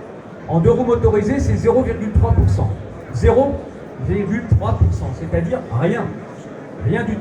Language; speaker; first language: French; native; French